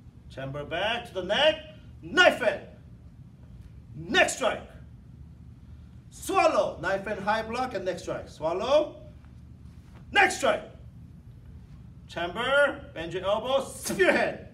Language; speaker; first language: English; non-native, fluent; Korean